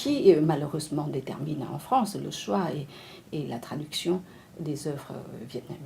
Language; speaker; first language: French; non-native, fluent; Vietnamese